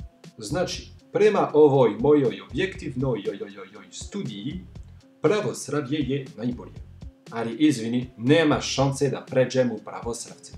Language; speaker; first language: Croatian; non-native, fluent; French